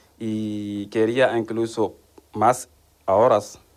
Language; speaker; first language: Spanish; non-native, learner; Wolof